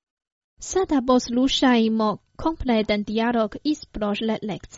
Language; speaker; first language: Croatian; non-native, fluent; Chinese